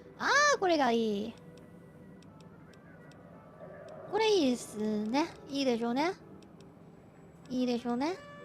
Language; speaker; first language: Japanese; non-native, fluent; Chinese